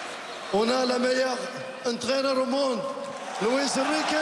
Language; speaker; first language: French; non-native, learner; Arabic